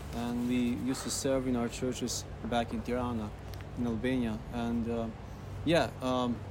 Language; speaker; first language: English; non-native, fluent; Albanian